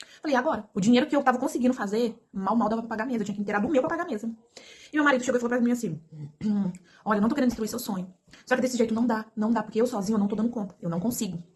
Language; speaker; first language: Portuguese; native; Portuguese